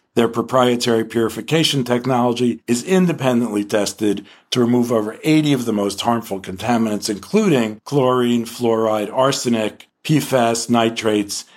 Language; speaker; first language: English; native; English